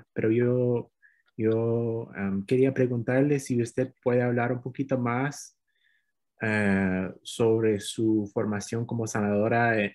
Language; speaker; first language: Spanish; non-native, fluent; English